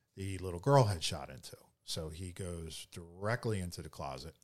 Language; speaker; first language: English; native; English